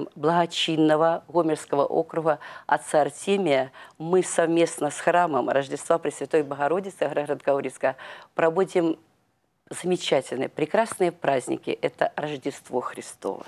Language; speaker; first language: Russian; native; Russian